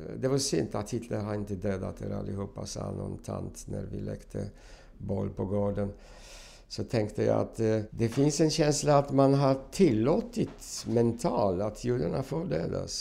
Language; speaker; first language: Swedish; non-native, fluent; Polish